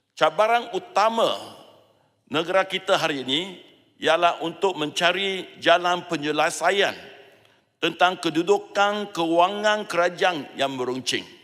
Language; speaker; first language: Malay; non-native, local second language; Chinese